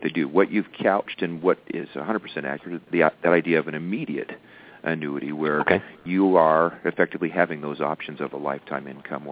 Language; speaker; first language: English; native; English